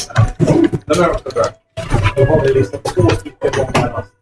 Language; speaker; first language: Swedish; native; Swedish